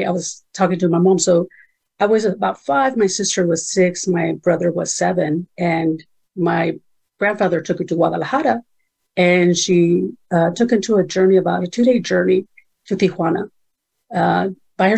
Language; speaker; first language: English; early bilingual, other home language; Spanish